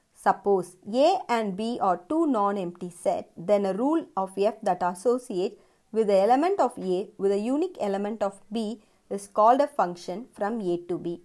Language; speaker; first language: English; non-native, local second language; Tamil